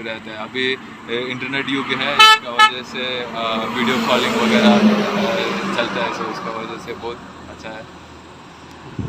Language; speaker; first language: Hindi; non-native, local second language; Malayalam